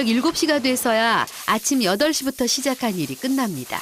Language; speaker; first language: Korean; native; Korean